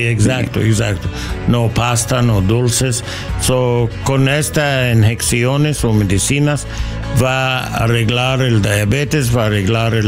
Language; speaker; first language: Spanish; non-native, learner; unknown